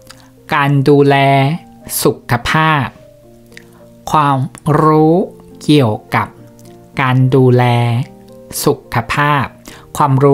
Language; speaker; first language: Thai; non-native, fluent; Chinese